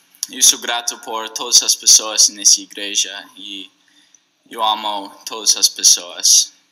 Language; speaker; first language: Portuguese; non-native, learner; English